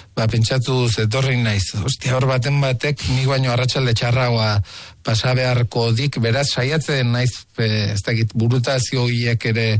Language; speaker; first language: Basque; native; Basque